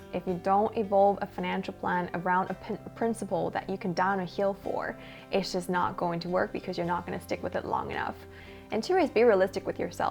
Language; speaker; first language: English; early bilingual, other home language; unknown